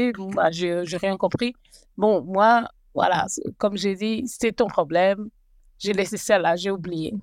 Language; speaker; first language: French; native; French